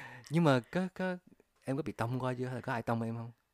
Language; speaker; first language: Vietnamese; early bilingual, other home language; English